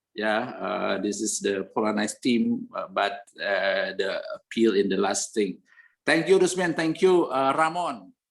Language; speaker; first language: English; non-native, learner; Indonesian